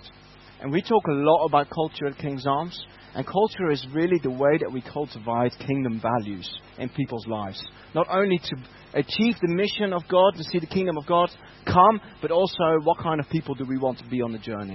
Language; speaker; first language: English; non-native, fluent; Dutch